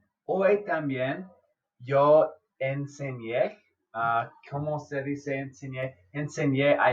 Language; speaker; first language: Spanish; non-native, fluent; English